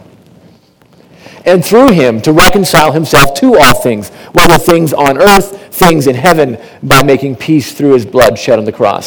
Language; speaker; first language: English; native; English